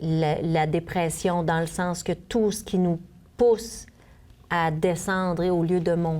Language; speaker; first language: French; native; French